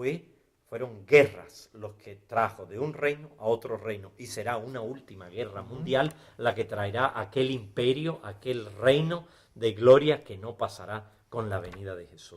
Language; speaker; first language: Spanish; native; Spanish